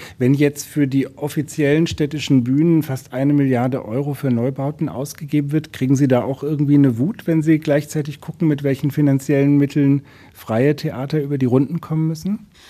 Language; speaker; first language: German; native; German